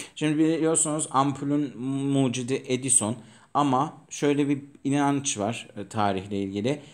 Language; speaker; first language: Turkish; native; Turkish